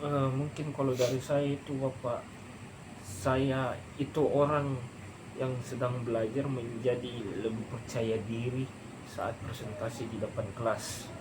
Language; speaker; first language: Indonesian; non-native, local second language; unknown